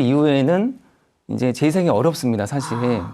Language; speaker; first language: Korean; native; Korean